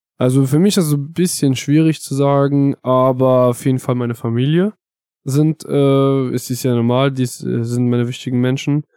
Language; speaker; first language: German; early bilingual, other home language; Italian